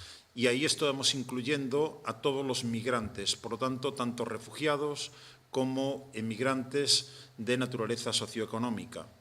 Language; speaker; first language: Spanish; native; Spanish